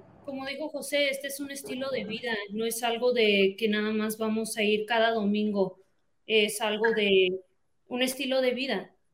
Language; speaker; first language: Spanish; early bilingual, heritage; Spanish